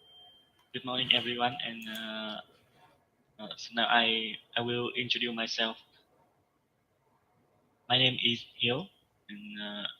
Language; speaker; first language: English; non-native, learner; Vietnamese